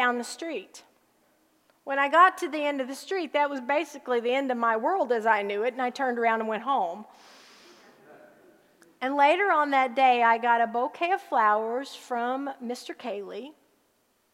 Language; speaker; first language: English; native; English